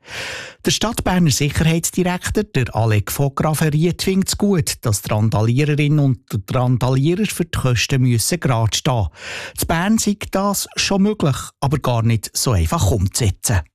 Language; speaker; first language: German; native; German